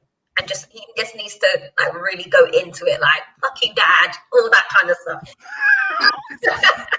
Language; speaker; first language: English; native; English